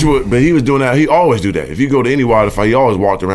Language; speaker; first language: English; native; English